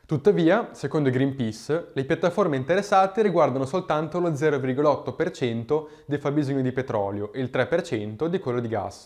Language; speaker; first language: Italian; native; Italian